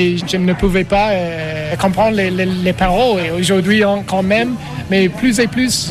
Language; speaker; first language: French; non-native, learner; English